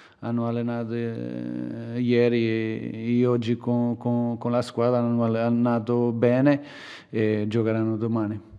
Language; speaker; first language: Italian; non-native, fluent; Portuguese